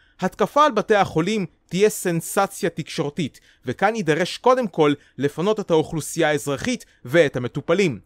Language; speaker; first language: Hebrew; native; Hebrew